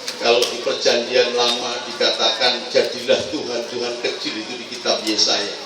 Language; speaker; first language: Indonesian; non-native, local second language; Javanese